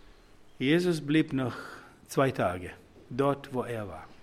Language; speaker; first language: German; non-native, fluent; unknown